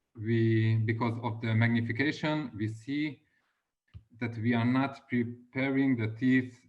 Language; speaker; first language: English; non-native, fluent; Hungarian